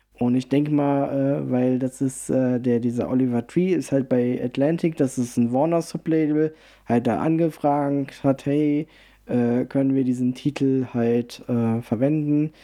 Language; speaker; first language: German; early bilingual, other home language; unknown